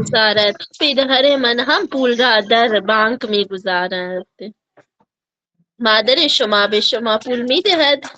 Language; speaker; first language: Persian; non-native, learner; Urdu